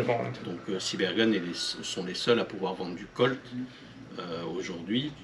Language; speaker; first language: French; native; French